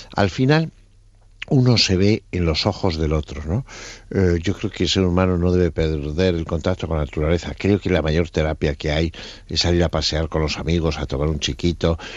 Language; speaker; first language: Spanish; native; Spanish